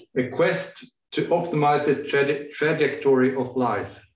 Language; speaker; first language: English; non-native, fluent; Swedish